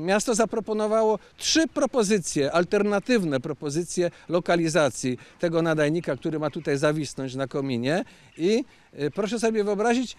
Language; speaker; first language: Polish; native; Polish